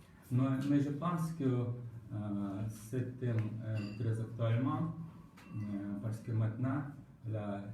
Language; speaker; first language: French; non-native, learner; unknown